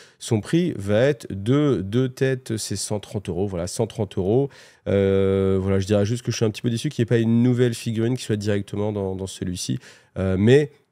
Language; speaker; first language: French; native; French